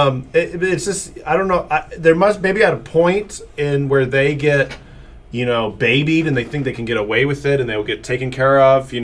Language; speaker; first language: English; native; English